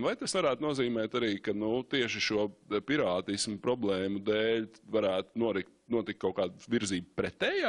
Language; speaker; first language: Latvian; native; Latvian